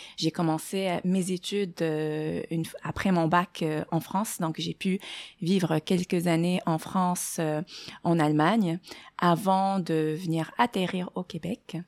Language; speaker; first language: French; non-native, local second language; Arabic